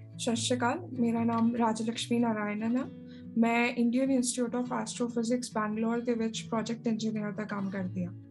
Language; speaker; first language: Punjabi; non-native, local second language; Tamil